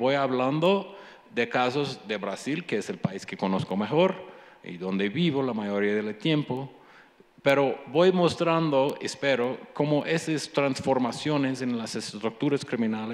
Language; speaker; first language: Spanish; non-native, fluent; English